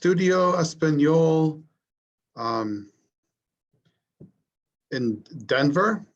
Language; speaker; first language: Spanish; non-native, learner; English